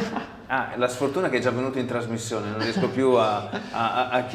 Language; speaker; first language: Italian; native; Italian